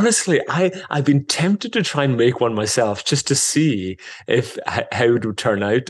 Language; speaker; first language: English; non-native, local second language; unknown